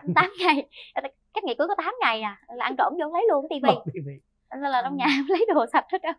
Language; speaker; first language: Vietnamese; native; Vietnamese